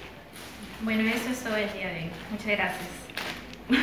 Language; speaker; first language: Spanish; native; Spanish